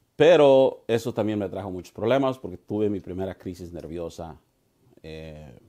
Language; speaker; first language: Spanish; native; Spanish